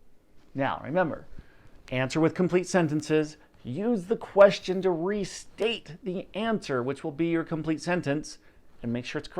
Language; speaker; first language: English; native; English